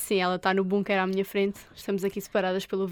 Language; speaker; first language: Portuguese; native; Portuguese